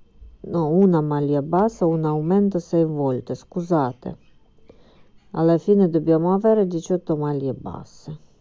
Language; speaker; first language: Italian; non-native, fluent; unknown